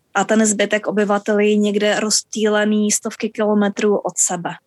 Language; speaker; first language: Czech; native; Czech